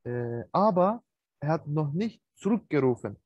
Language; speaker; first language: German; non-native, fluent; Turkish